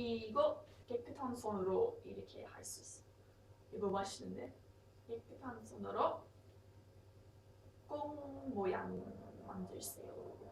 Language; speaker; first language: Korean; non-native, learner; English